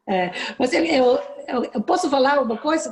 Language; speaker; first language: Portuguese; non-native, fluent; Dutch